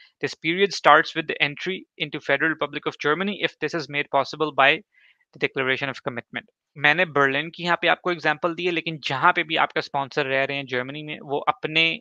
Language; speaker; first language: Urdu; native; Urdu